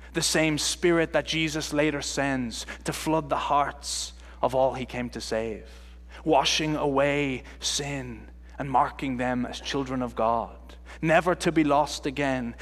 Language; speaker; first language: English; native; English